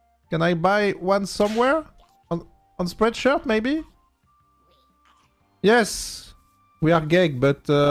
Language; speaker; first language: English; non-native, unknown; French